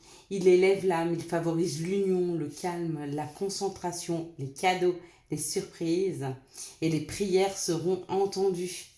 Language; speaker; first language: French; native; French